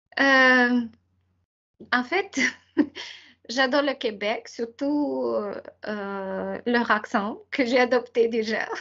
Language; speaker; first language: French; non-native, fluent; Ukrainian